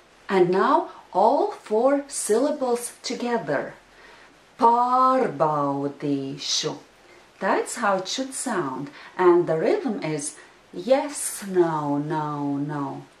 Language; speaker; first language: English; non-native, fluent; Latvian